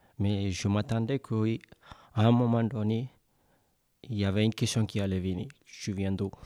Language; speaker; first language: French; non-native, local second language; Mandingo